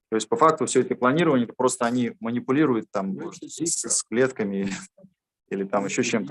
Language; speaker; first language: Russian; native; Russian